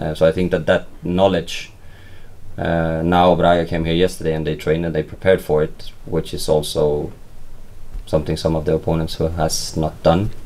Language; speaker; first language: English; non-native, fluent; Swedish